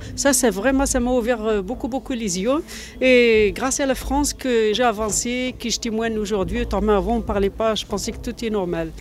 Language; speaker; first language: French; non-native, local second language; Berber languages